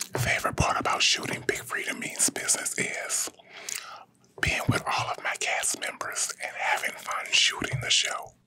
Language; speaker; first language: English; native; English